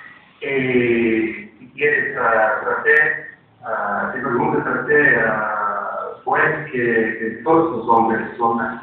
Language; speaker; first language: Spanish; non-native, learner; English